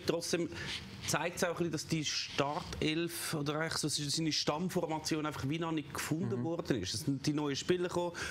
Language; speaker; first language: German; native; German